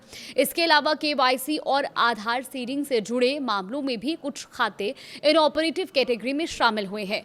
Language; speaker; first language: Hindi; native; Hindi